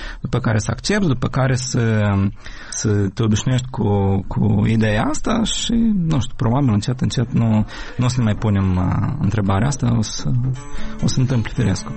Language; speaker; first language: Romanian; native; Romanian